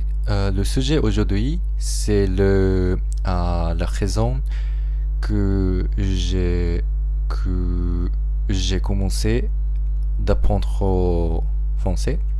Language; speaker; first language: French; non-native, learner; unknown